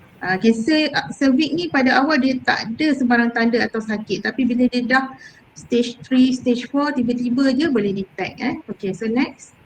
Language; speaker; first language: Malay; native; Malay